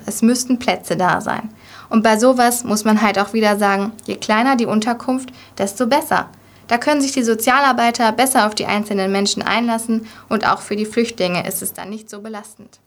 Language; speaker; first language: German; native; German